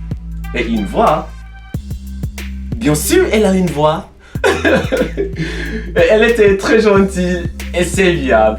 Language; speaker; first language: French; non-native, learner; English